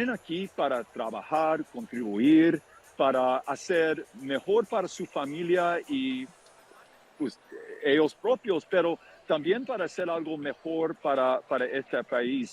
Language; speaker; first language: Spanish; non-native, fluent; English